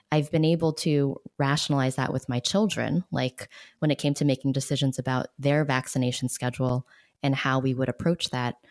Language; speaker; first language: English; native; English